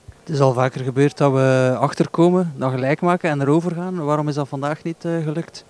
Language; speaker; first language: Dutch; native; Dutch